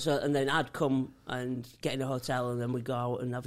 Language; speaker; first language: English; native; English